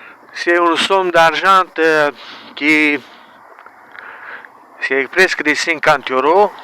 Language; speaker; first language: French; non-native, learner; Romanian